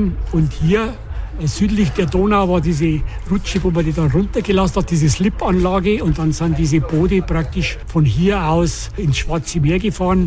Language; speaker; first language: German; native; German